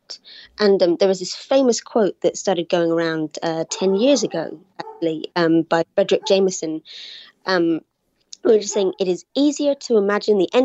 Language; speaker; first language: English; native; English